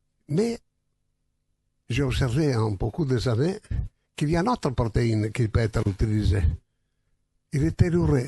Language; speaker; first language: French; non-native, learner; Italian